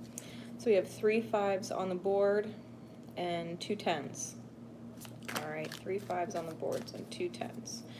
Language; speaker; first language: English; native; English